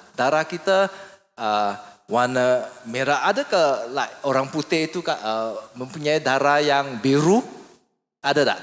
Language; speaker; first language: Malay; non-native, local second language; English